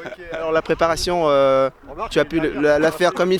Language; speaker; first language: French; native; French